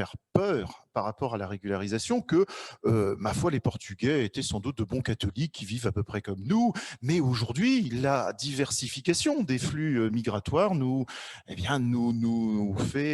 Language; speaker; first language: French; native; French